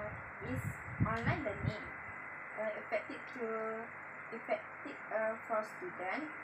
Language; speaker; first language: English; non-native, fluent; Malay